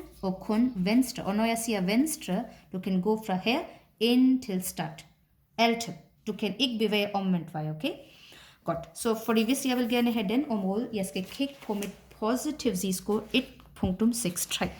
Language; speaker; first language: Danish; non-native, fluent; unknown